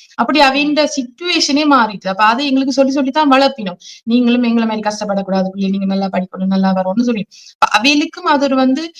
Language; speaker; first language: Tamil; early bilingual, heritage; Tamil